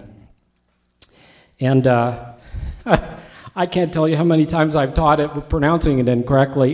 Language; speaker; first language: English; native; English